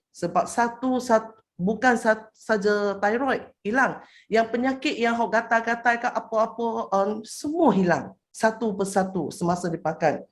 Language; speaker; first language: Malay; non-native, local second language; Chinese